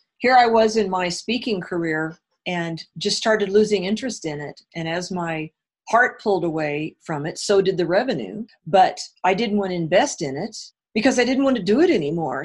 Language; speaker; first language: English; native; English